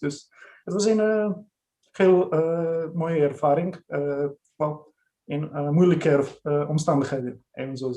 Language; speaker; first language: Dutch; non-native, fluent; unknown